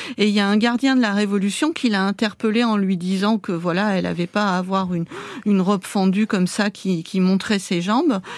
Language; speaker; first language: French; early bilingual, other home language; Armenian